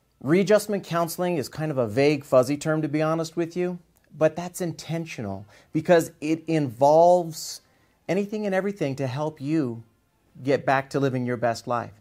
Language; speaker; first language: English; native; English